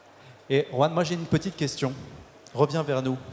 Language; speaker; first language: French; native; French